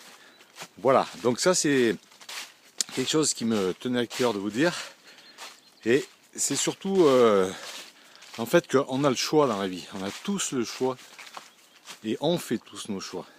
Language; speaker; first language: French; native; French